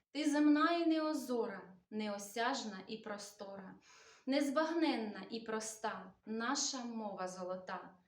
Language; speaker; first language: Ukrainian; native; Ukrainian